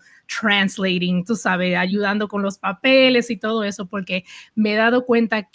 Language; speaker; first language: Spanish; early bilingual, heritage; Spanish